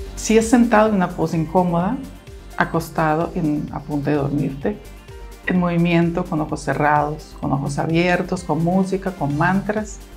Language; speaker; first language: Spanish; non-native, fluent; Russian